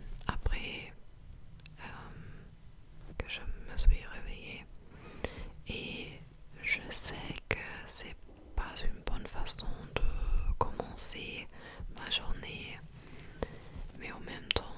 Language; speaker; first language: French; non-native, fluent; English